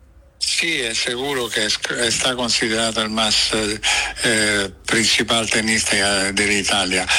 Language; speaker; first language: Spanish; non-native, fluent; Italian